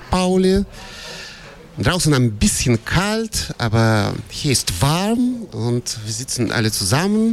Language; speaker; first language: German; non-native, fluent; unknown